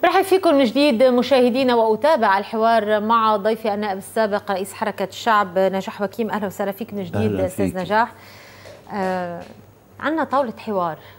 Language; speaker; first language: Arabic; native; Arabic